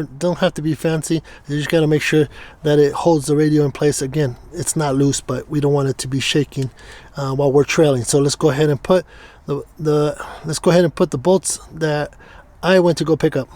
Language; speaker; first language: English; native; English